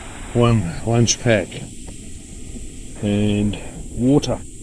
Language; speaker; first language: English; native; English